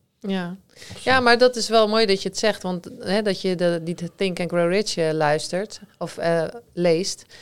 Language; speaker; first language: Dutch; native; Dutch